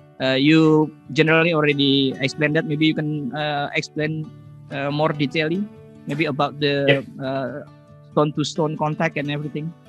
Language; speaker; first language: English; non-native, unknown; Indonesian